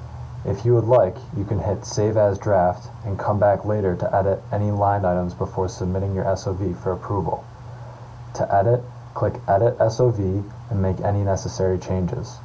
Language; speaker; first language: English; native; English